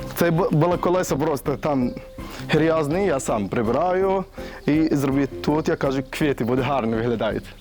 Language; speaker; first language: Ukrainian; non-native, learner; Arabic